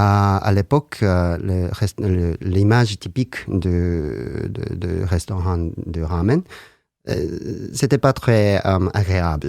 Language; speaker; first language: French; non-native, learner; Japanese